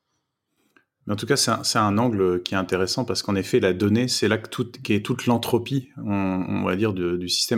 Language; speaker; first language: French; native; French